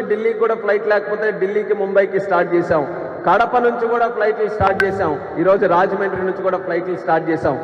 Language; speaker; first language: Telugu; native; Telugu